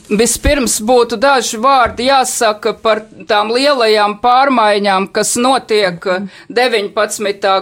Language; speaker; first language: Latvian; native; Latvian